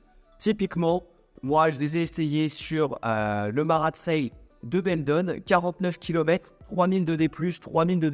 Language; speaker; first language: French; native; French